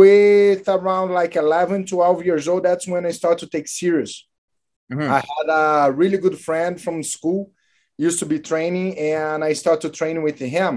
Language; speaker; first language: English; non-native, fluent; Portuguese